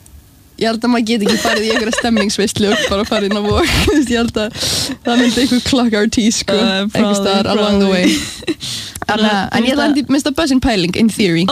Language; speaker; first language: Icelandic; native; Icelandic